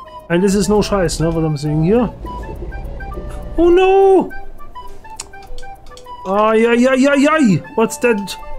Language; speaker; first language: English; non-native, learner; German